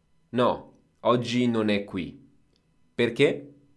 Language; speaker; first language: Italian; native; Italian